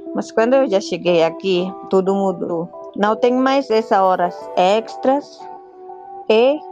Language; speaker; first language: Portuguese; non-native, learner; Filipino